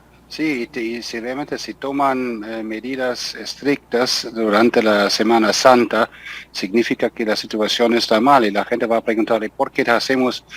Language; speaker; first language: Spanish; non-native, fluent; German